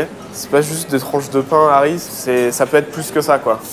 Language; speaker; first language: French; native; French